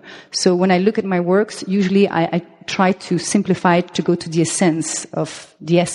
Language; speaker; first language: English; non-native, fluent; French